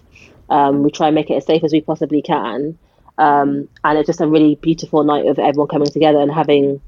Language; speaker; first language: English; native; English